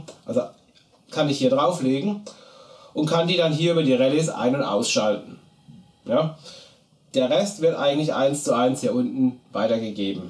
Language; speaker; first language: German; native; German